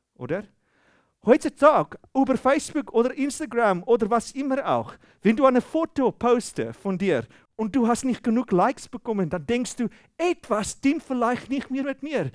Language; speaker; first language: German; non-native, fluent; Afrikaans